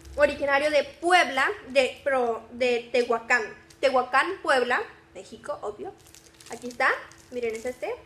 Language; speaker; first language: Spanish; native; Spanish